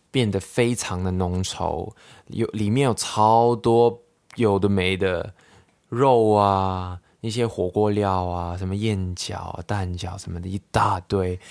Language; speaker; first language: Chinese; non-native, local second language; Cantonese